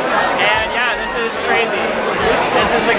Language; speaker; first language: English; native; English